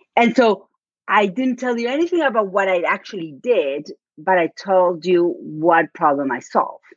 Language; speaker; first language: English; non-native, fluent; Spanish